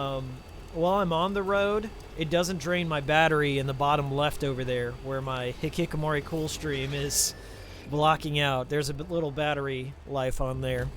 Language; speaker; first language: English; native; English